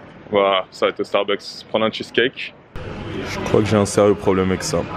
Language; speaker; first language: French; native; French